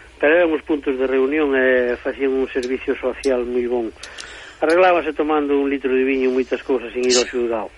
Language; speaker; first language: Galician; native; Galician